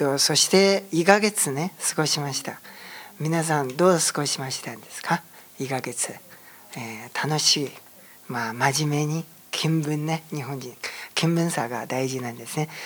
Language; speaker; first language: Japanese; non-native, fluent; Chinese